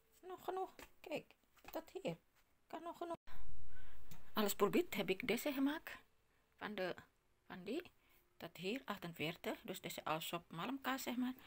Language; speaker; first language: Dutch; non-native, learner; Indonesian